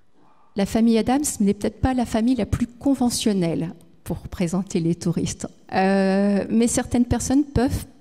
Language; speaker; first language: French; native; French